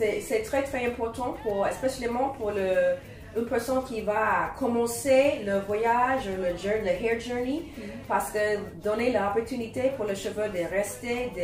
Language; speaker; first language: French; non-native, learner; English